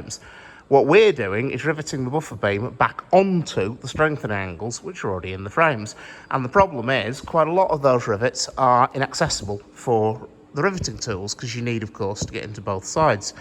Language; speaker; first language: English; native; English